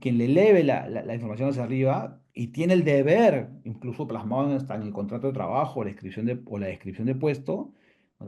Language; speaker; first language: Spanish; native; Spanish